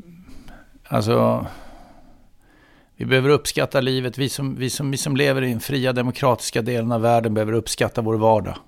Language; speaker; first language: Swedish; native; Swedish